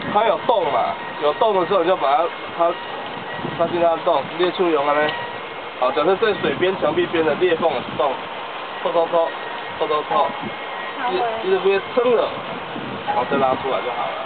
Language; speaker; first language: Chinese; non-native, local second language; Min Nan Chinese